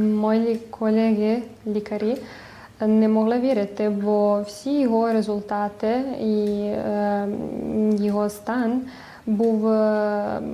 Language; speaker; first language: Ukrainian; early bilingual, heritage; Ukrainian